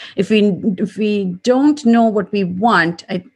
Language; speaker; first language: English; non-native, local second language; Gujarati